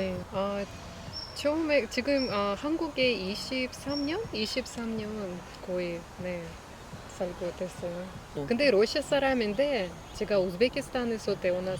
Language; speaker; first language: Korean; non-native, learner; Russian